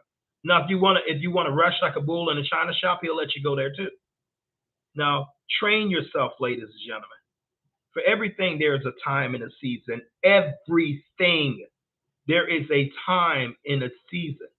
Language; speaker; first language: English; native; English